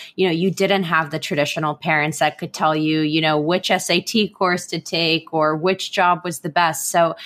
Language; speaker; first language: English; non-native, fluent; Hebrew